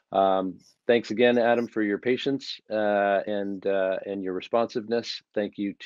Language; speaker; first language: English; native; English